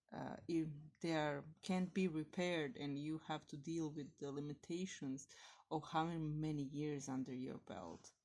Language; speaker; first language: English; non-native, fluent; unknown